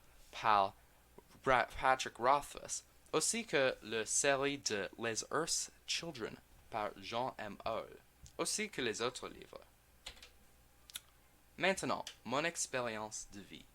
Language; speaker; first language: French; non-native, learner; English